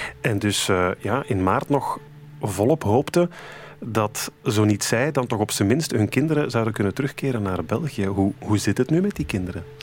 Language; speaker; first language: Dutch; native; Dutch